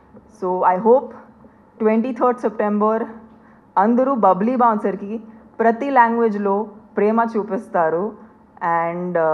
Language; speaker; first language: Telugu; non-native, fluent; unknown